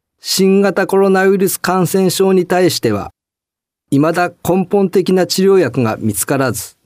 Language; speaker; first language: Japanese; native; Japanese